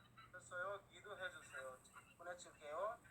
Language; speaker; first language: Korean; non-native, learner; Hindi